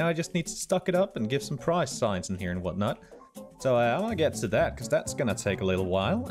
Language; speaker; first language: English; native; English